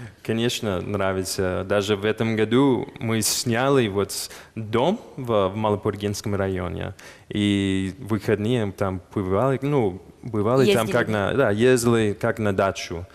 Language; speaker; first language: Russian; non-native, fluent; English